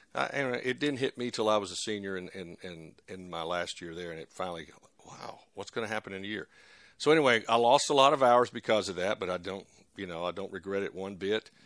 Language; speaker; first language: English; native; English